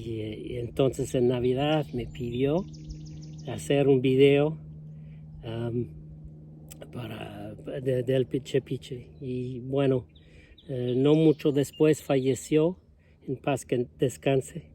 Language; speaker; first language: Spanish; non-native, fluent; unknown